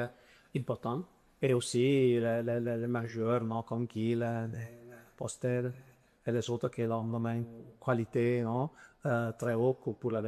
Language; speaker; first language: French; non-native, fluent; Italian